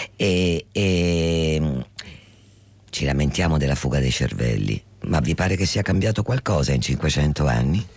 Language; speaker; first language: Italian; native; Italian